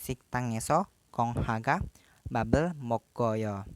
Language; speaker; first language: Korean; non-native, learner; Indonesian